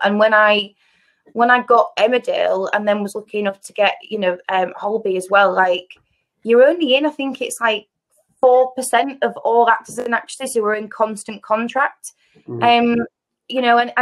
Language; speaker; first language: English; native; English